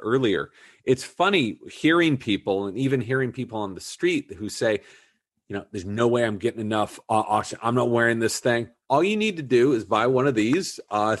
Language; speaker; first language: English; native; English